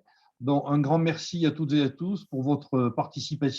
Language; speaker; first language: French; native; French